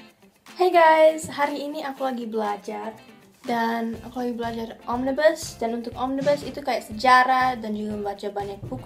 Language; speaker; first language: Indonesian; early bilingual, other home language; English